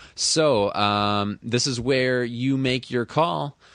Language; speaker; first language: English; early bilingual, other home language; Filipino